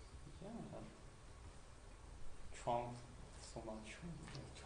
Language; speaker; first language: English; non-native, learner; Chinese